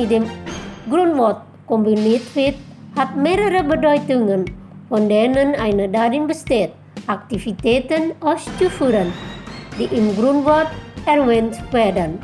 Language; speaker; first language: German; non-native, fluent; Indonesian